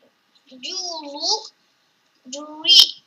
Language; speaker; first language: English; non-native, learner; Russian